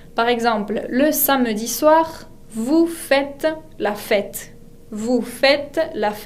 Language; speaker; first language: French; non-native, fluent; Spanish